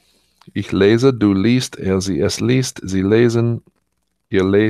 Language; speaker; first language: German; non-native, fluent; English